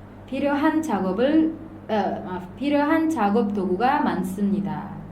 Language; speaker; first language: Korean; non-native, fluent; Indonesian